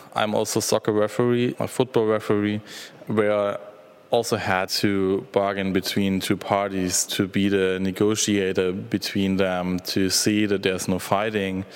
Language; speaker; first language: English; non-native, fluent; German